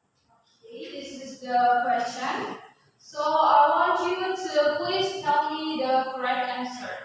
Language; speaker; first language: English; non-native, fluent; Indonesian